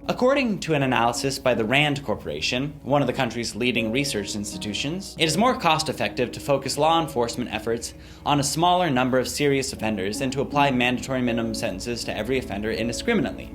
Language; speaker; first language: English; native; English